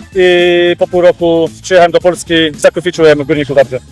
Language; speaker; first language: Polish; native; Polish